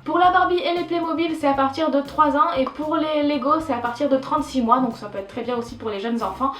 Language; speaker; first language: French; native; French